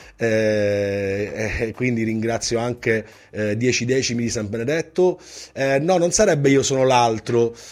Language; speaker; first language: Italian; native; Italian